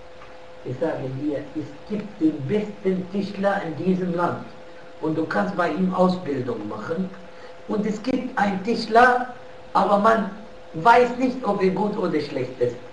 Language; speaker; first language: German; non-native, fluent; Arabic